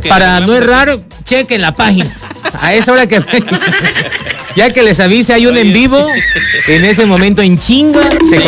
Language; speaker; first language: Spanish; native; Spanish